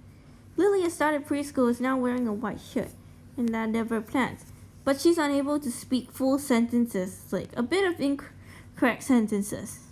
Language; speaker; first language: English; native; English